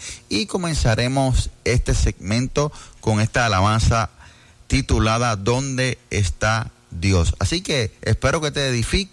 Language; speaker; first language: Spanish; native; Spanish